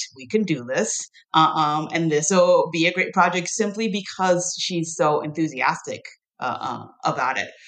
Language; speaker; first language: English; non-native, fluent; Chinese